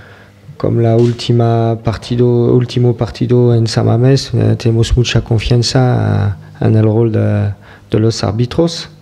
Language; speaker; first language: Spanish; non-native, fluent; French